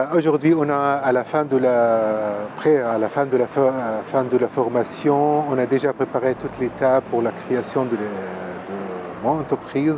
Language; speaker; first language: French; non-native, fluent; Arabic